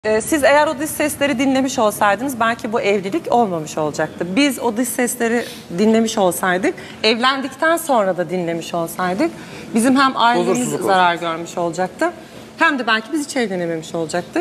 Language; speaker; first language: Turkish; native; Turkish